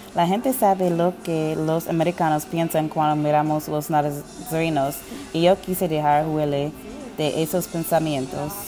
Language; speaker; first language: Spanish; non-native, learner; English